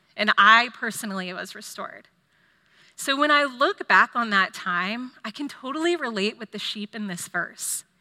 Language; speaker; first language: English; native; English